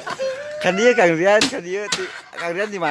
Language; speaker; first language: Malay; non-native, local second language; Sundanese